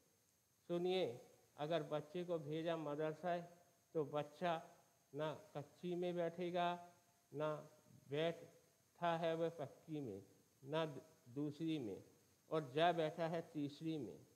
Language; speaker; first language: Hindi; native; Hindi